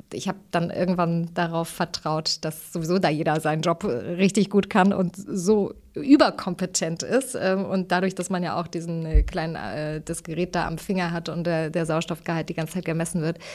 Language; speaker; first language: German; native; German